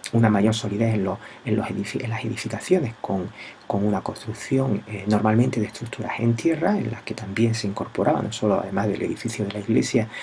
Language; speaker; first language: Spanish; native; Spanish